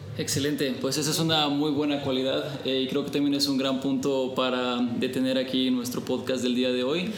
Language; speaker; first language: Spanish; native; Spanish